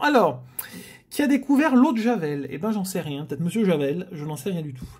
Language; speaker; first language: French; native; French